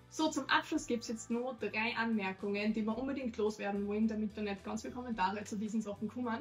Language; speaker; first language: German; native; German